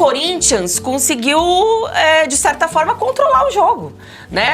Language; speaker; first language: Portuguese; native; Portuguese